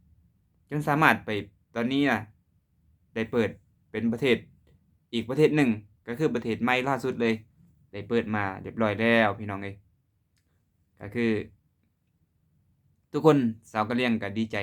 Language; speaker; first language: Thai; non-native, local second language; Lao